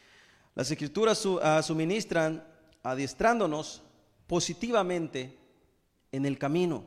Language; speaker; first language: Spanish; native; Spanish